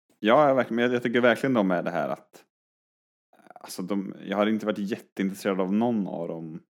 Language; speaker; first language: Swedish; native; Swedish